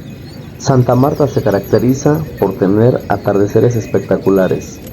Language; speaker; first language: Spanish; native; Spanish